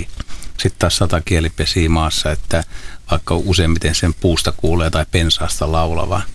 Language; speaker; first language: Finnish; native; Finnish